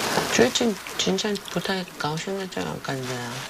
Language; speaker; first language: Chinese; non-native, learner; Korean